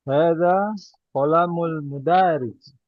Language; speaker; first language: Arabic; non-native, learner; Indonesian